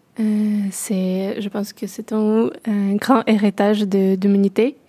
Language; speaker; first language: French; non-native, learner; Russian